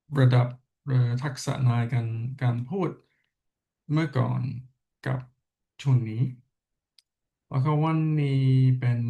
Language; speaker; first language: Thai; non-native, learner; English